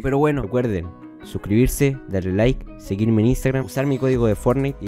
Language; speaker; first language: Spanish; native; Spanish